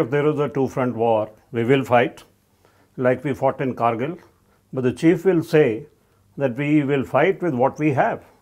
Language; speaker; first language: English; non-native, local second language; Hindi